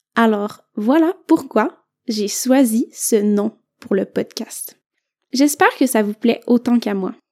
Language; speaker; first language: French; native; French